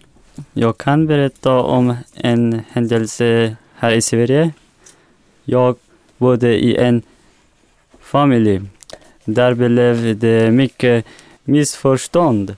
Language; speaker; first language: Swedish; non-native, learner; Persian